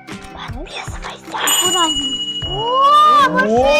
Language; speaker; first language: Russian; non-native, local second language; Kazakh